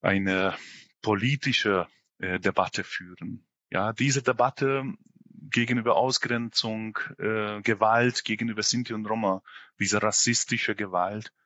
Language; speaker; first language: German; non-native, fluent; Hungarian